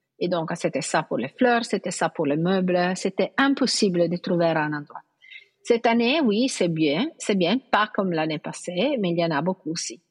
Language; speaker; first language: French; non-native, fluent; Italian